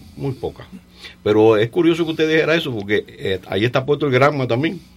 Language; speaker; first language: Spanish; native; Spanish